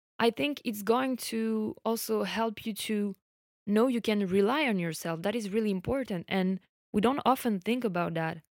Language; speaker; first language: English; non-native, fluent; French